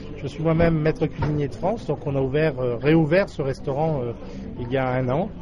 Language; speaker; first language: French; native; French